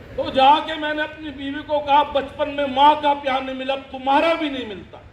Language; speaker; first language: Hindi; early bilingual, other home language; Japanese